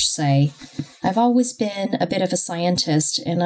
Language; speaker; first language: English; native; English